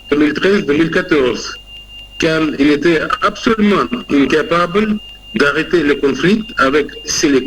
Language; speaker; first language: French; non-native, fluent; Russian